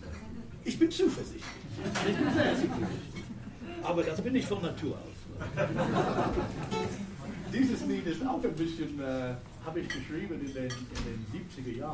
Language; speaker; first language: German; non-native, fluent; English